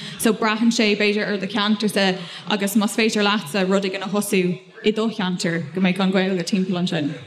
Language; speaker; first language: Irish; non-native, local second language; English